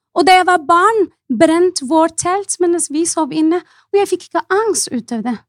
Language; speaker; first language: Norwegian; non-native, fluent; Arabic